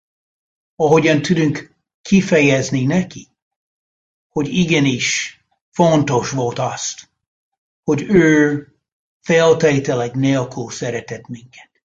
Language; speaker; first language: Hungarian; non-native, fluent; English